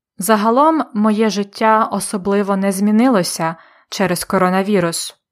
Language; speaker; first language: Ukrainian; native; Ukrainian